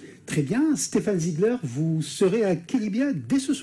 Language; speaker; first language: French; non-native, local second language; Arabic